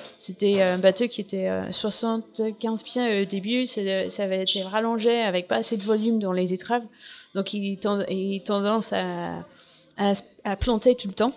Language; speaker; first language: French; non-native, fluent; English